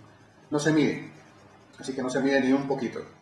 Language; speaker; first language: Spanish; native; Spanish